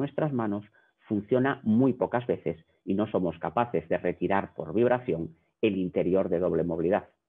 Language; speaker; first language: Spanish; native; Spanish